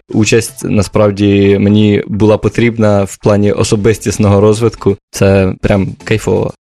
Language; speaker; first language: Ukrainian; native; Ukrainian